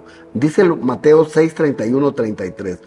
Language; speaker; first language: Spanish; native; Spanish